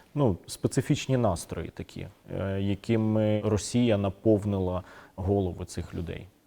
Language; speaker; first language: Ukrainian; native; Ukrainian